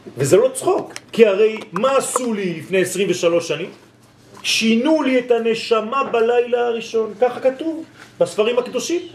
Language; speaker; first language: Hebrew; non-native, fluent; French